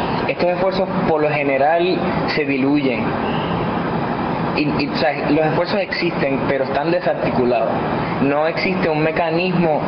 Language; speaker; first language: Spanish; native; Spanish